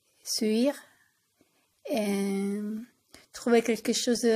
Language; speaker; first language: French; non-native, fluent; Italian